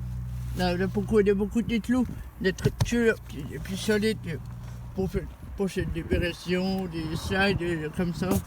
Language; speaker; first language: French; non-native, learner; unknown